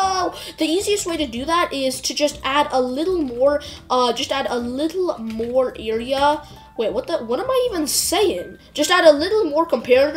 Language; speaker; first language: English; native; English